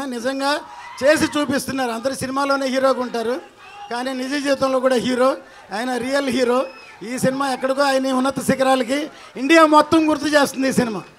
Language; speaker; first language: Telugu; native; Telugu